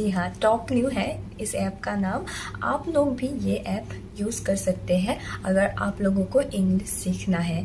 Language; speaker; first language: Hindi; non-native, local second language; Assamese